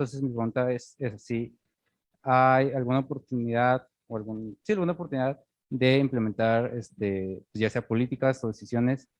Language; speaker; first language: Spanish; native; Spanish